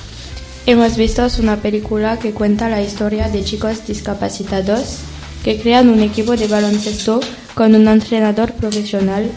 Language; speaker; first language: Spanish; non-native, learner; French